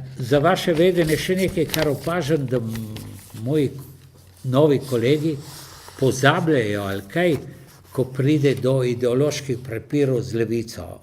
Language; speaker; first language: Slovenian; native; Slovenian